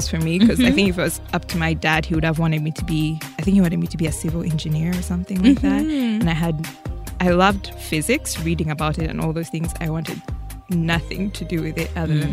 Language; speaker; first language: English; non-native, local second language; Ganda